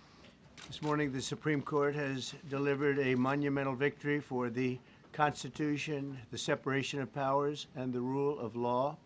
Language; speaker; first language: English; native; English